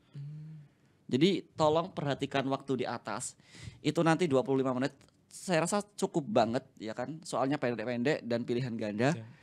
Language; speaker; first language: Indonesian; native; Indonesian